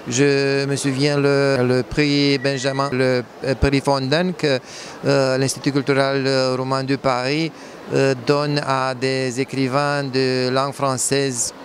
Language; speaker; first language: French; non-native, fluent; Romanian